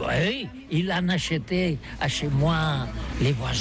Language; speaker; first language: French; non-native, learner; Catalan